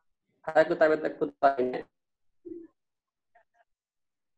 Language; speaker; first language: Japanese; non-native, learner; Hindi